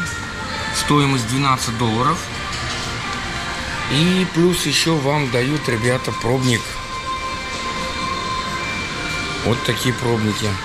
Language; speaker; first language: Russian; native; Russian